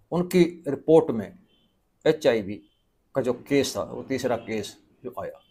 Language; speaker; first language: Hindi; non-native, local second language; Punjabi